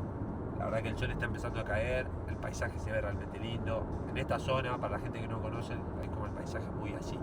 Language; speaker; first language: Spanish; native; Spanish